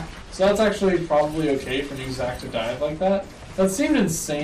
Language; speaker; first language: English; native; English